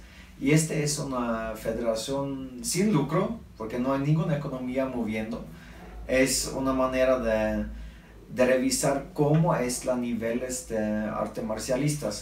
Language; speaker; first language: Spanish; non-native, learner; Norwegian